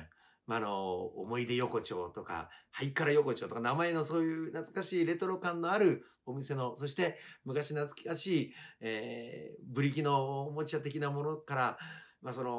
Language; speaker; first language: Japanese; native; Japanese